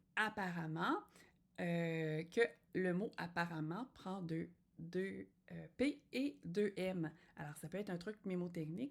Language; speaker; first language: French; native; French